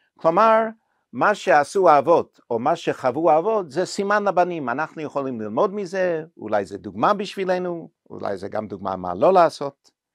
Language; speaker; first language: Hebrew; non-native, fluent; English